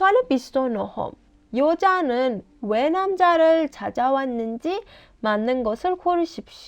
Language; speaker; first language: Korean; non-native, fluent; Persian